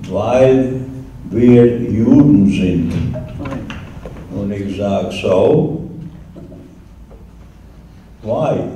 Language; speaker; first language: German; non-native, learner; Hungarian